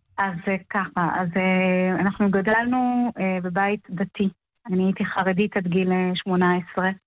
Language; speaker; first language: Hebrew; early bilingual, other home language; Amharic